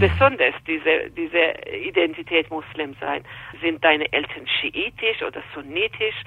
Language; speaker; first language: German; non-native, fluent; Persian